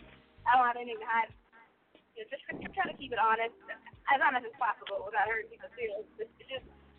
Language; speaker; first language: English; native; English